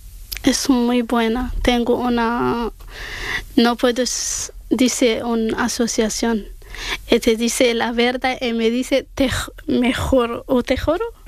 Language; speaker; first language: Spanish; non-native, learner; Arabic